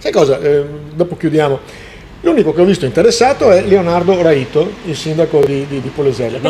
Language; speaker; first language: Italian; native; Italian